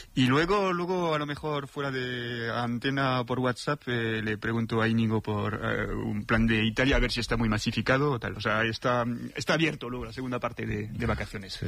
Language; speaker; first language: Spanish; non-native, fluent; French